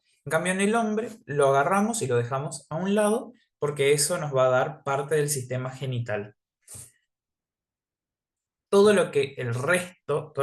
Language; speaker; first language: Spanish; native; Spanish